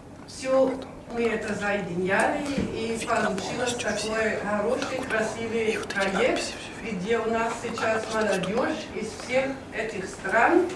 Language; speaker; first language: Russian; non-native, learner; German